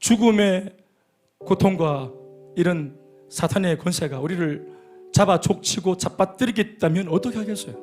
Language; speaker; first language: Korean; native; Korean